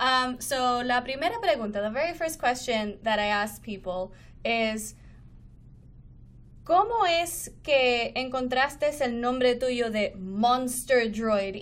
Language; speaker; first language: Spanish; non-native, fluent; English